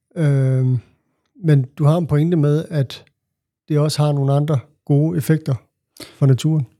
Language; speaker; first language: Danish; native; Danish